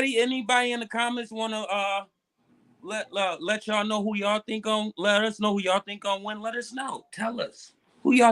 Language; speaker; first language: English; native; English